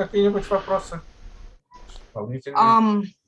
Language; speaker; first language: Russian; native; Russian